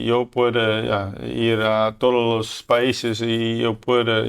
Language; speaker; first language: Spanish; non-native, learner; Dutch